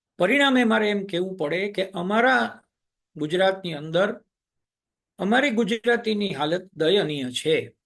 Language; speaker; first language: Gujarati; native; Gujarati